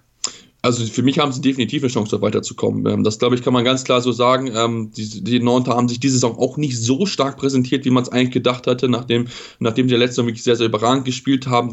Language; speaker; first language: German; native; German